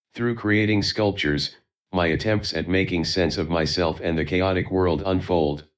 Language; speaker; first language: English; non-native, fluent; Chinese